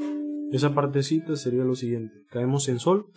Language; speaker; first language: Spanish; native; Spanish